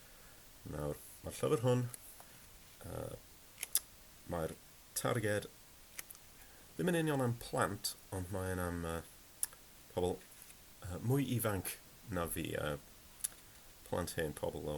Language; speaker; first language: Welsh; non-native, learner; English